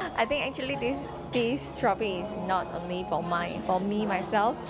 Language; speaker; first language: English; non-native, local second language; Chinese